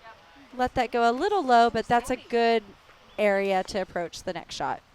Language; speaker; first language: English; native; English